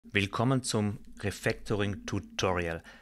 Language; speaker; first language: German; native; German